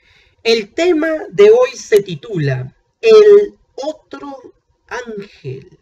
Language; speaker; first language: Spanish; native; Spanish